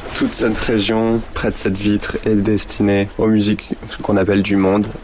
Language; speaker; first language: French; native; French